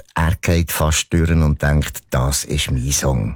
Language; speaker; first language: German; native; German